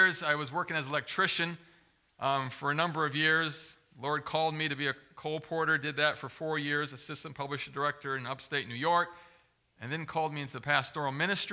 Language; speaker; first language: English; native; English